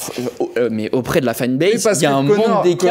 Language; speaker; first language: French; native; French